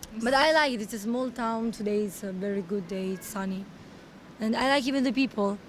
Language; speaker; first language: English; non-native, learner; Italian